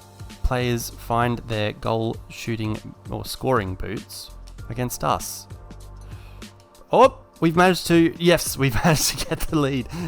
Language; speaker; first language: English; native; English